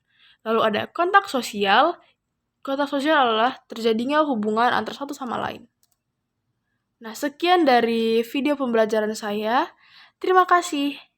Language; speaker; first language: Indonesian; native; Indonesian